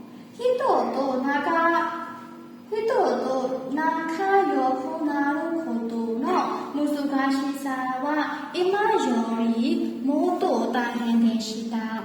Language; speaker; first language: Japanese; non-native, learner; Burmese